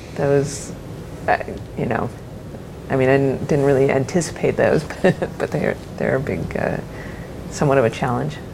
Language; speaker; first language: English; native; English